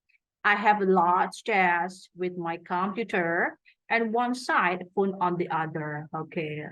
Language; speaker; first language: English; non-native, fluent; Indonesian